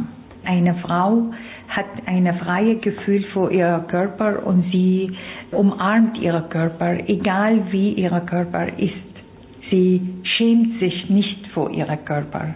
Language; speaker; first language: German; non-native, fluent; Arabic